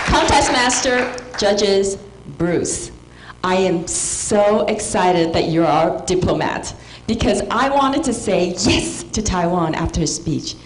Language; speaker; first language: English; non-native, fluent; Chinese